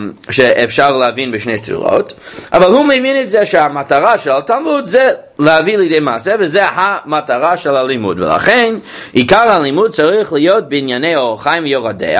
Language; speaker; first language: Hebrew; non-native, fluent; English